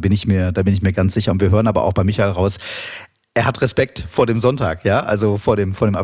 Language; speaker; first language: German; native; German